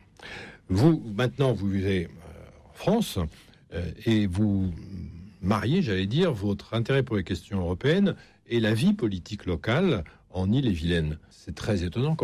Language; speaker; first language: French; native; French